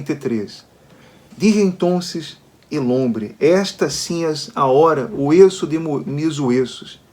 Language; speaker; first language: Spanish; non-native, learner; Portuguese